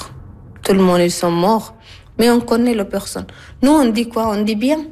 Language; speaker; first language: French; non-native, learner; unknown